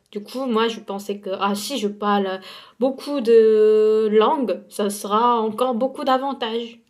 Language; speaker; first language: French; non-native, fluent; Korean